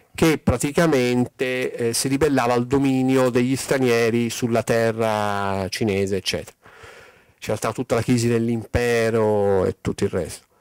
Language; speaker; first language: Italian; native; Italian